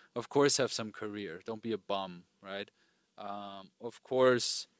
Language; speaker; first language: English; non-native, fluent; German